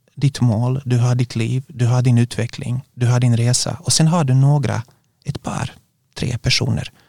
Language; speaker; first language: Swedish; non-native, fluent; Bosnian